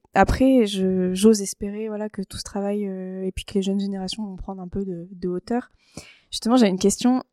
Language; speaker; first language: French; native; French